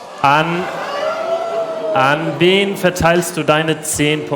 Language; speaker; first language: German; native; German